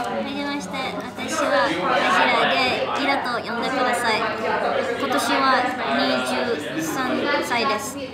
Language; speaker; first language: Japanese; non-native, learner; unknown